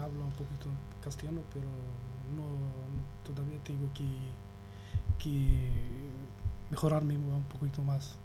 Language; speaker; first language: Spanish; non-native, learner; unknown